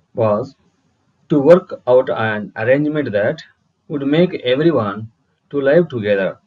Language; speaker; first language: English; non-native, local second language; Telugu